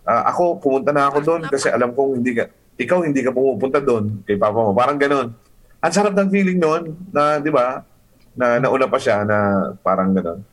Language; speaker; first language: Filipino; native; Filipino